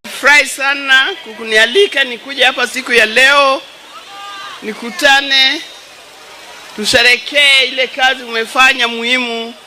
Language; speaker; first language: Swahili; non-native, local second language; Luo (Kenya and Tanzania)